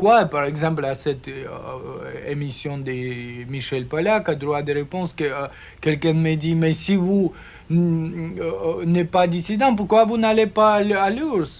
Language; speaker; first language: French; non-native, learner; Russian